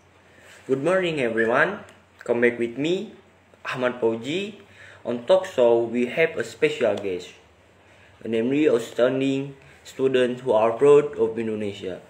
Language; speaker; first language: English; non-native, learner; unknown